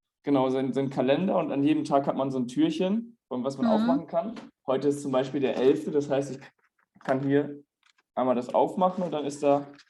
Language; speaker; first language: German; native; German